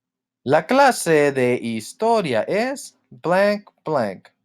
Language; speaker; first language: Spanish; non-native, fluent; English